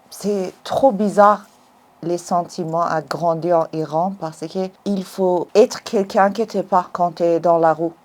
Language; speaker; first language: French; non-native, learner; Persian